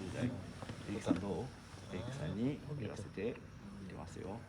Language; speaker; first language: Japanese; native; Japanese